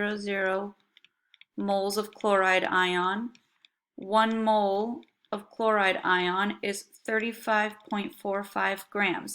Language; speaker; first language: English; native; English